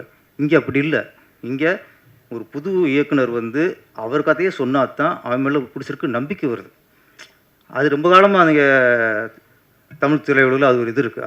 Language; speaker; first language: Tamil; native; Tamil